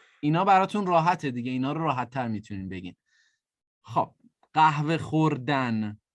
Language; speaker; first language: Persian; native; Persian